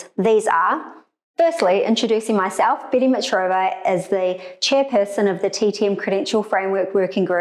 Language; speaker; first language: English; native; English